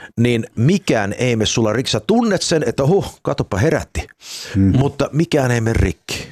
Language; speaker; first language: Finnish; early bilingual, heritage; Finnish